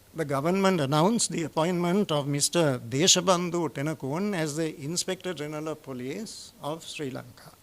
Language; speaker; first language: English; non-native, local second language; Sinhala